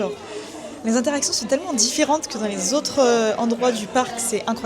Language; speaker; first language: French; native; French